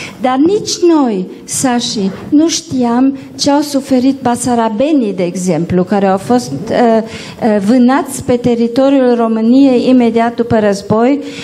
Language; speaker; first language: Romanian; non-native, local second language; German